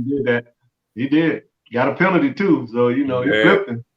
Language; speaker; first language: English; native; English